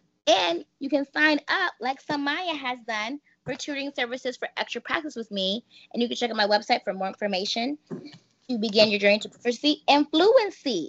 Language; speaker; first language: English; native; English